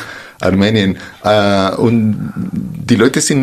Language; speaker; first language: German; non-native, fluent; Spanish